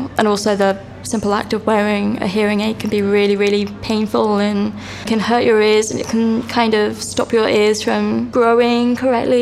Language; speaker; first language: English; native; English